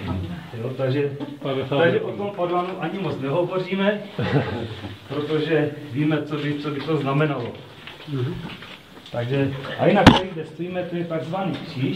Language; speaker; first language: Czech; native; Czech